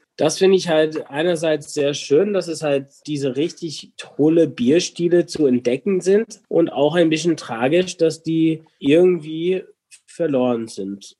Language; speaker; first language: German; non-native, fluent; English